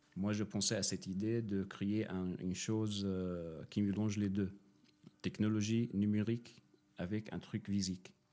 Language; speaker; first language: French; non-native, fluent; Arabic